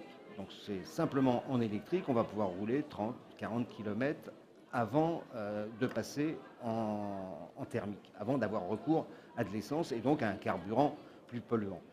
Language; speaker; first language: French; native; French